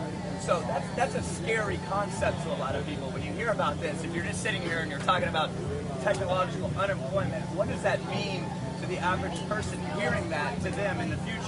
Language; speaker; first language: English; native; English